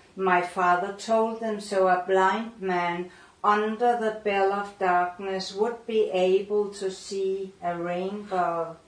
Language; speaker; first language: English; non-native, fluent; Danish